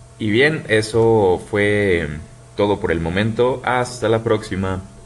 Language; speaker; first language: Spanish; native; Spanish